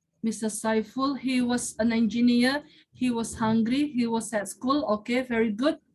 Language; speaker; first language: English; non-native, fluent; Indonesian